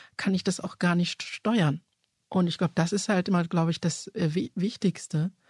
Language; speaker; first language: German; early bilingual, other home language; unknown